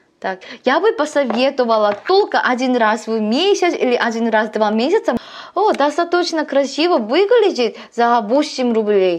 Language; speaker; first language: Russian; non-native, learner; Korean